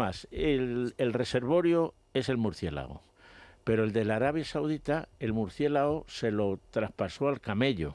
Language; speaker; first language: Spanish; native; Spanish